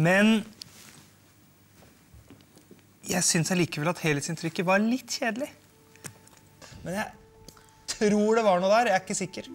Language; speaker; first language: Norwegian; native; Norwegian